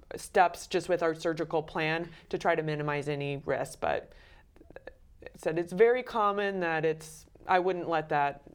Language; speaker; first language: English; native; English